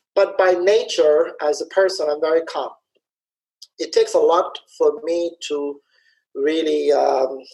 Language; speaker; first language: English; early bilingual, other home language; Somali